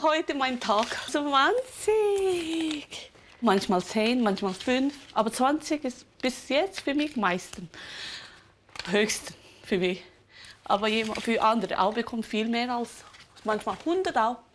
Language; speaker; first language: German; non-native, local second language; Tibetan